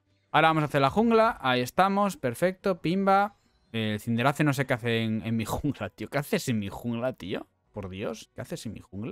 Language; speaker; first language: Spanish; native; Spanish